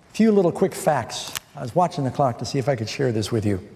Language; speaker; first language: English; native; English